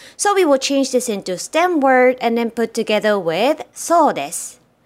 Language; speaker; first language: English; non-native, fluent; Japanese